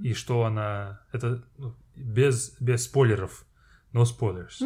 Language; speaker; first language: Russian; non-native, fluent; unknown